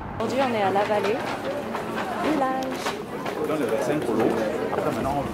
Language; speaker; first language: French; non-native, learner; Thai